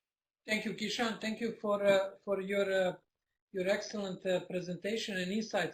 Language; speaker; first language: English; non-native, fluent; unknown